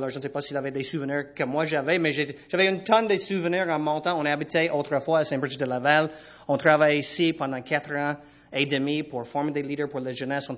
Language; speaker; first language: French; non-native, fluent; English